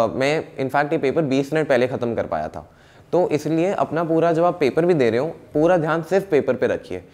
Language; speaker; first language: Hindi; native; Hindi